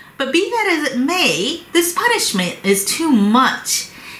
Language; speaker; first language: English; non-native, fluent; Japanese